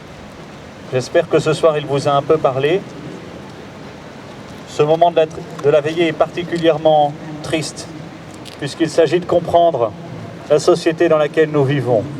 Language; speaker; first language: French; native; French